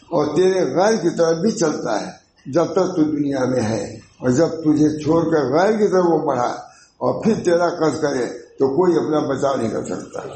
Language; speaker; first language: Urdu; native; Urdu